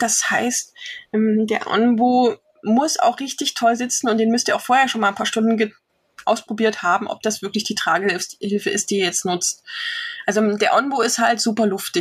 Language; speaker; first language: German; native; German